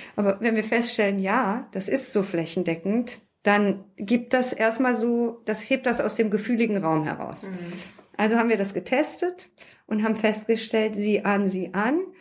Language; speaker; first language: German; early bilingual, other home language; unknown